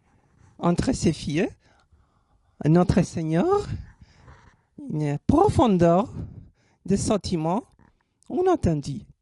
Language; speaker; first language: French; non-native, learner; German